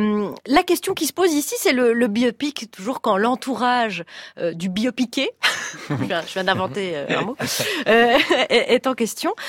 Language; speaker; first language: French; native; French